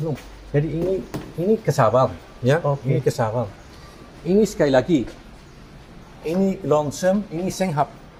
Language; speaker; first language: Indonesian; non-native, fluent; Dutch